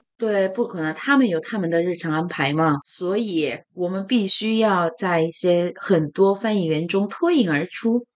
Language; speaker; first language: Chinese; non-native, fluent; Korean